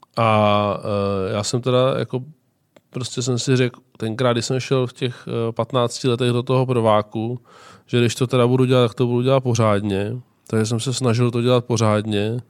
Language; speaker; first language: Czech; native; Czech